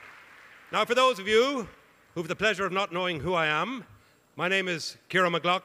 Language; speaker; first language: English; native; English